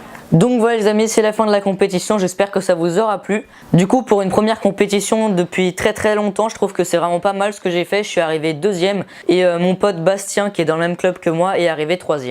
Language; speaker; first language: French; native; French